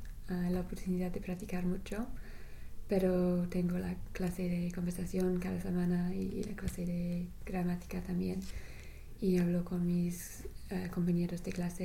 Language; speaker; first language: Spanish; non-native, fluent; English